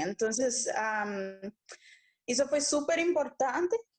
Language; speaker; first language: Spanish; non-native, local second language; Portuguese